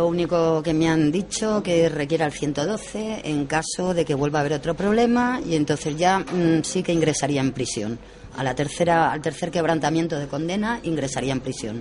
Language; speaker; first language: Spanish; native; Spanish